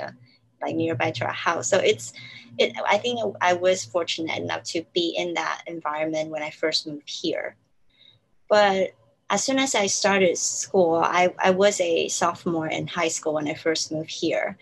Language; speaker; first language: English; non-native, fluent; Chinese